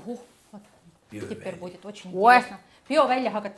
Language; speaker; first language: Russian; non-native, learner; Estonian